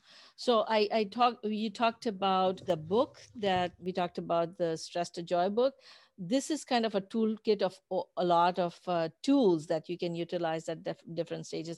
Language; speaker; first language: English; non-native, local second language; Urdu